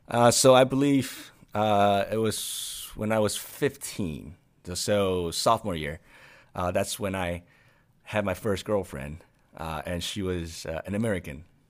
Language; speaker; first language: English; non-native, fluent; Chinese